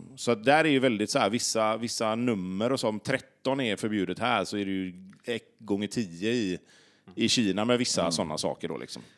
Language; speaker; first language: Swedish; native; Swedish